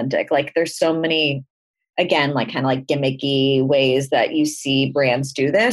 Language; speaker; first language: English; native; English